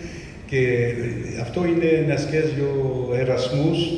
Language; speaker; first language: Greek; early bilingual, heritage; French